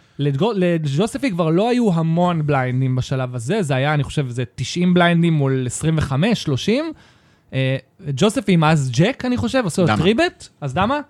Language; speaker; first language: Hebrew; native; Hebrew